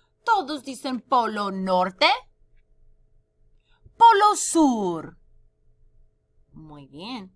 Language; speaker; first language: Spanish; non-native, fluent; English